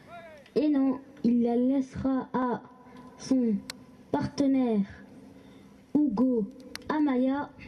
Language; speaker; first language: French; native; French